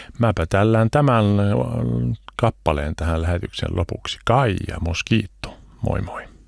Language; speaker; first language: Finnish; early bilingual, heritage; Swedish